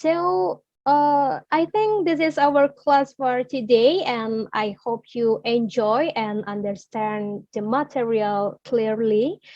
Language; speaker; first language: English; non-native, learner; Indonesian